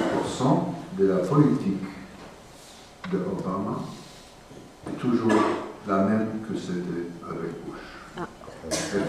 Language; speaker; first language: French; non-native, fluent; English